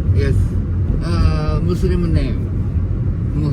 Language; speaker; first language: English; non-native, learner; Japanese